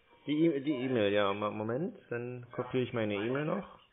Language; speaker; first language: German; native; German